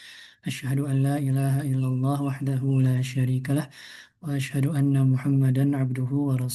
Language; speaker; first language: Arabic; non-native, fluent; Indonesian